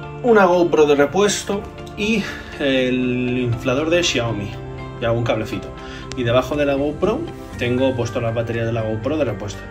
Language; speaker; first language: Spanish; native; Spanish